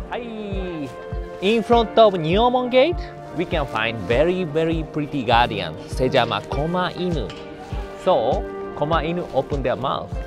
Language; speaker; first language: English; non-native, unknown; Japanese